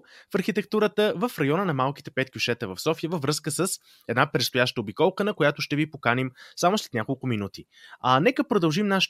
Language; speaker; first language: Bulgarian; native; Bulgarian